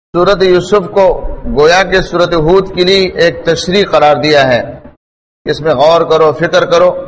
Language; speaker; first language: Urdu; non-native, local second language; Pashto